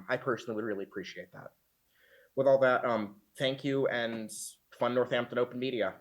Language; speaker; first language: English; native; English